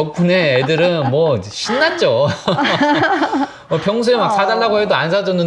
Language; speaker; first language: Korean; native; Korean